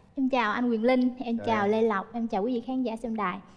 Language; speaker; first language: Vietnamese; native; Vietnamese